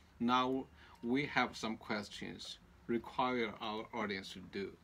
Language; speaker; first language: English; non-native, learner; Chinese